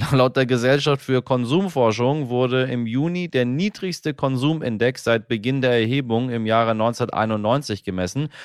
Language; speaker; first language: German; native; German